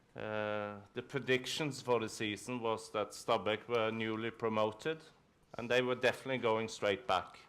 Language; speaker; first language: English; non-native, fluent; Norwegian